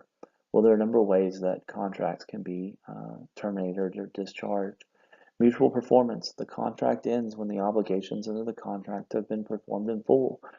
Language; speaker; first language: English; native; English